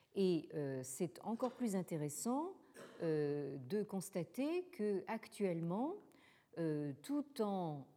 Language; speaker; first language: French; native; French